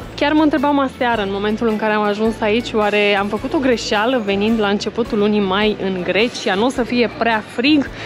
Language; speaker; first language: Romanian; native; Romanian